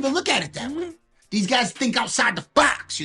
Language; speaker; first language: English; native; English